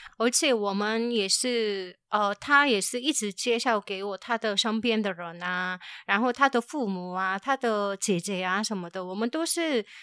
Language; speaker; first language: Chinese; non-native, fluent; Korean